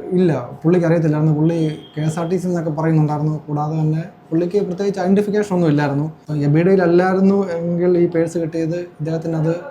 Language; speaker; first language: Malayalam; native; Malayalam